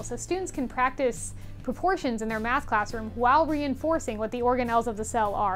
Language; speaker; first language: English; native; English